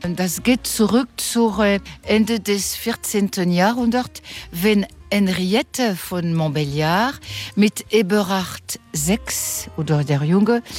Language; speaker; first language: German; non-native, fluent; French